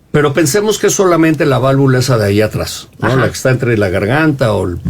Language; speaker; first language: Spanish; native; Spanish